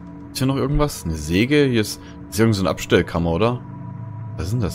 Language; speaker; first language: German; native; German